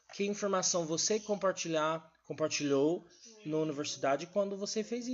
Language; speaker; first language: Portuguese; non-native, learner; English